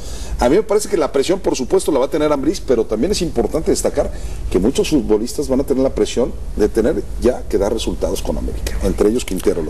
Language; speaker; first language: Spanish; native; Spanish